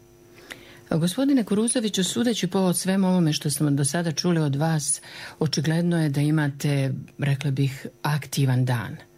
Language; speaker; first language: Serbian; native; Serbian